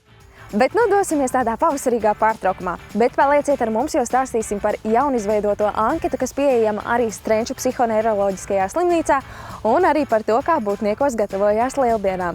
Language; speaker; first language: Latvian; native; Latvian